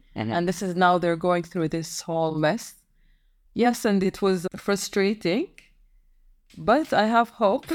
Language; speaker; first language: English; non-native, fluent; Arabic